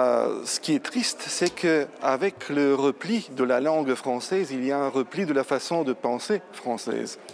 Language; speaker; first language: French; non-native, fluent; Bulgarian